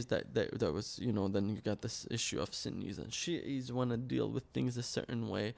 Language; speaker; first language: English; early bilingual, other home language; Arabic